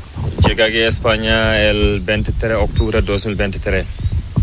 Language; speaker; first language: Spanish; non-native, learner; Fula